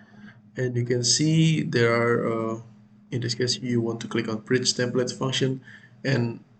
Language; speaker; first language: English; non-native, fluent; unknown